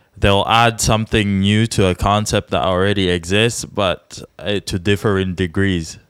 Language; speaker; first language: English; non-native, fluent; Czech